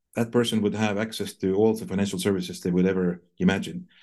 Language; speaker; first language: English; non-native, fluent; Estonian